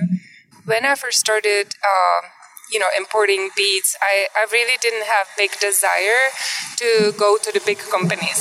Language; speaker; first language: English; non-native, fluent; Czech